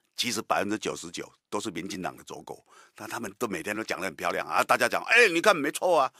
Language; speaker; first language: Chinese; native; Chinese